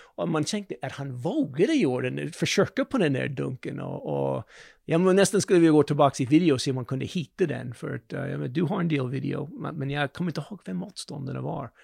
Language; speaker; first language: Swedish; non-native, fluent; English